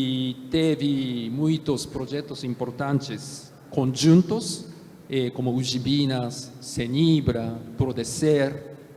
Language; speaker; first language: Portuguese; non-native, fluent; Japanese